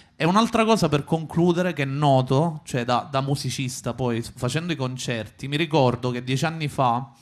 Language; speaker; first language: Italian; native; Italian